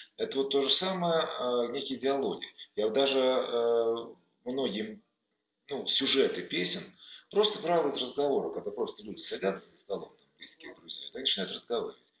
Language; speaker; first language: Russian; native; Russian